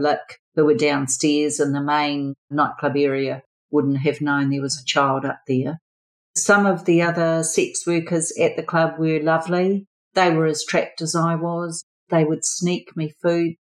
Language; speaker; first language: English; native; English